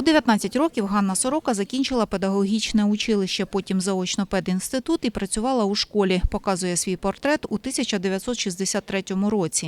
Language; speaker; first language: Ukrainian; native; Ukrainian